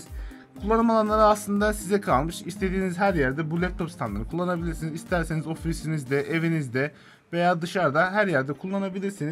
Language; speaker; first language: Turkish; native; Turkish